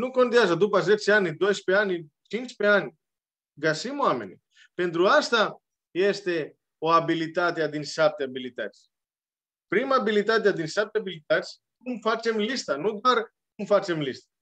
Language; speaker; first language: Romanian; non-native, learner; Greek